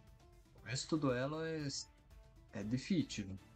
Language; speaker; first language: Italian; non-native, learner; Portuguese